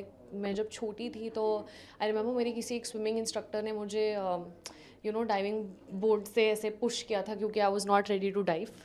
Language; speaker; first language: Hindi; native; Hindi